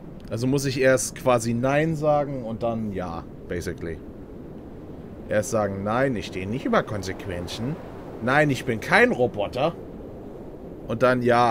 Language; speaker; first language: German; native; German